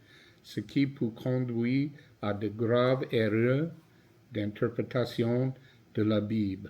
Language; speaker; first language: French; non-native, learner; English